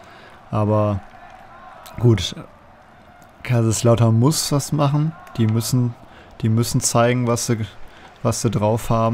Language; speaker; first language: German; native; German